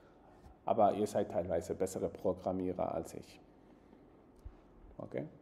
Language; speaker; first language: German; non-native, fluent; Spanish